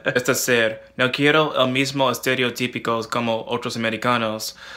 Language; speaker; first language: Spanish; non-native, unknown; English